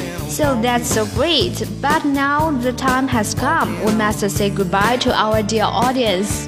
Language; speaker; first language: English; non-native, learner; Chinese